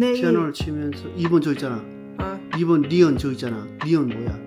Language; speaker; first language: Korean; native; Korean